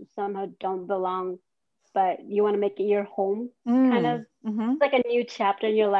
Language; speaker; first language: English; non-native, local second language; Cebuano